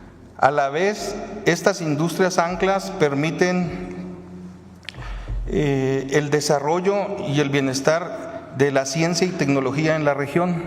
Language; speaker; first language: Spanish; native; Spanish